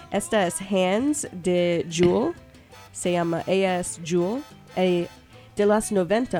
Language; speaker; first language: Spanish; non-native, learner; English